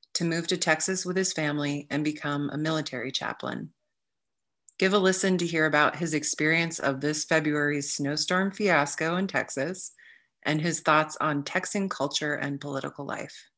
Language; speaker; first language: English; native; English